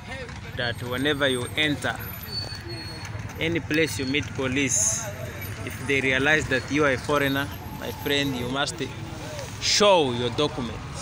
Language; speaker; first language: English; non-native, fluent; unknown